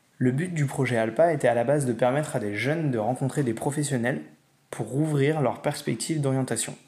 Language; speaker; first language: French; native; French